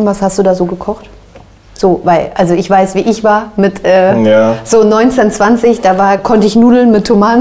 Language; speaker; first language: German; native; German